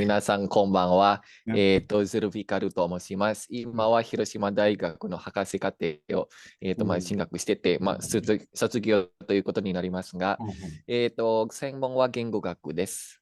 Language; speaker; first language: Japanese; non-native, fluent; Indonesian